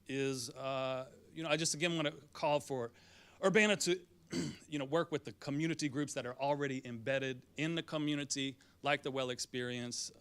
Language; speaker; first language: English; native; English